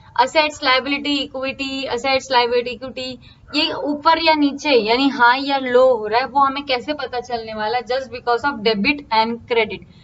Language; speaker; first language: Hindi; non-native, local second language; Marathi